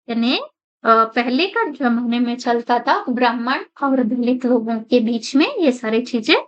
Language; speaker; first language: Hindi; non-native, local second language; Kannada